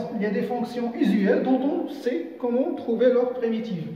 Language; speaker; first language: French; non-native, local second language; Arabic